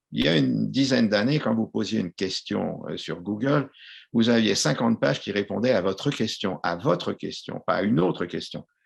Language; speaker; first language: French; native; French